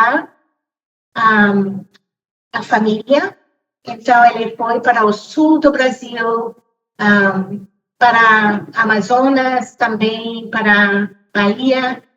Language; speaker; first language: Portuguese; non-native, fluent; English